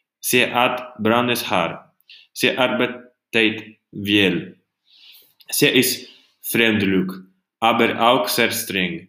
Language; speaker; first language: German; non-native, learner; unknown